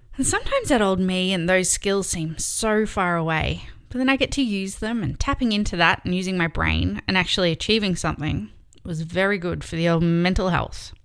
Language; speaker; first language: English; native; English